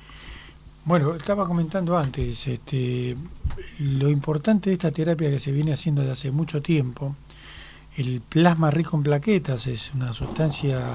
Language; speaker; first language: Spanish; native; Spanish